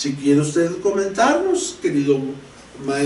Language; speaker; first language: Spanish; native; Spanish